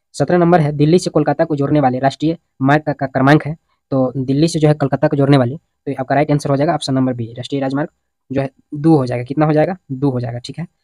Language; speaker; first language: Hindi; native; Hindi